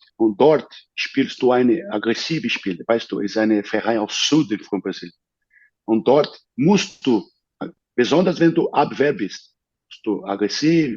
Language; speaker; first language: German; non-native, fluent; Portuguese